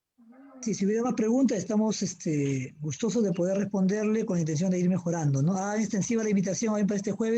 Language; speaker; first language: Spanish; native; Spanish